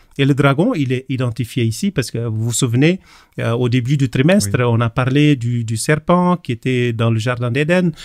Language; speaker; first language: French; non-native, fluent; Kabuverdianu